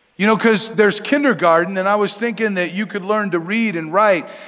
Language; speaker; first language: English; native; English